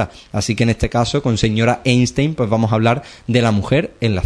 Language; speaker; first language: Spanish; native; Spanish